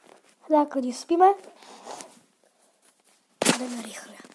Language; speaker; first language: Czech; non-native, learner; Slovak